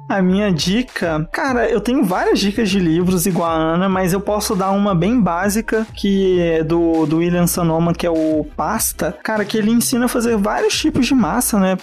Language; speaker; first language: Portuguese; native; Portuguese